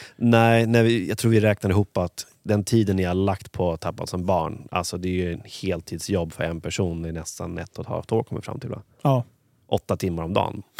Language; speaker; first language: Swedish; native; Swedish